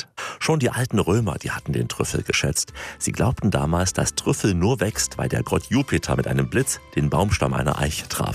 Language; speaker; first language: German; native; German